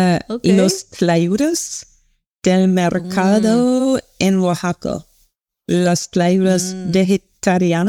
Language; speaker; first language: Spanish; non-native, learner; English